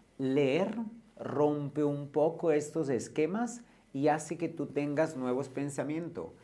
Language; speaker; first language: Spanish; non-native, fluent; Italian